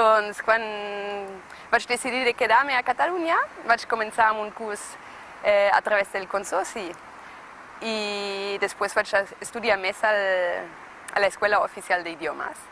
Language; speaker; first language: Catalan; non-native, fluent; German